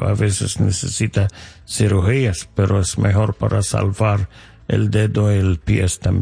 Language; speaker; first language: Spanish; non-native, learner; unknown